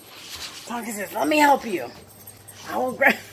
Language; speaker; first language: English; native; English